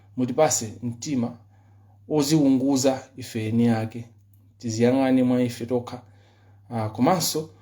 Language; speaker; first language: Nyanja; non-native, local second language; Yao